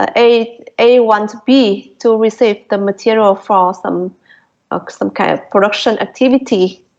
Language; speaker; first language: English; non-native, fluent; Vietnamese